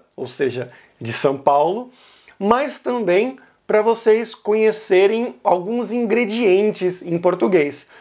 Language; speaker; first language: Portuguese; native; Portuguese